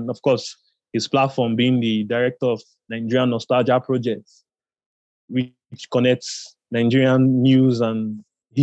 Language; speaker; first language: English; non-native, local second language; Igbo